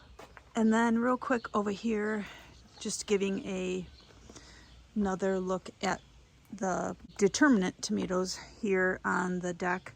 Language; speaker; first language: English; native; English